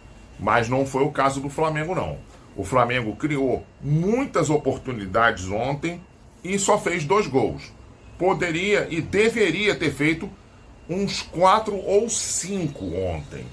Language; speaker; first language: Portuguese; native; Portuguese